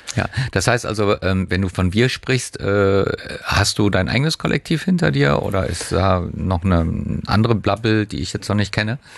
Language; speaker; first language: German; native; German